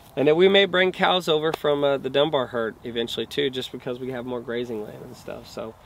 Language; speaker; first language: English; native; English